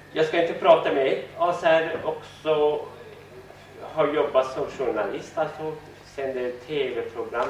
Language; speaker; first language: Swedish; non-native, fluent; Persian